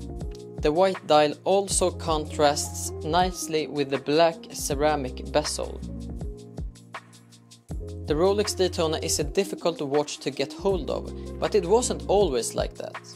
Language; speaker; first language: English; non-native, fluent; Swedish